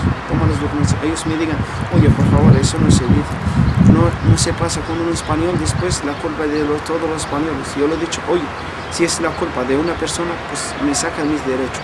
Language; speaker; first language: Spanish; non-native, learner; Arabic